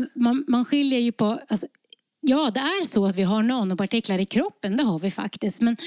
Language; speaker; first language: Swedish; early bilingual, other home language; Norwegian